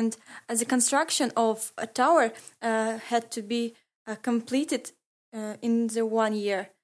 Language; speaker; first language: English; non-native, learner; Ingush